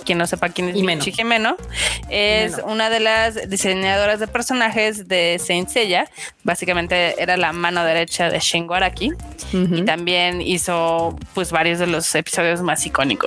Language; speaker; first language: Spanish; native; Spanish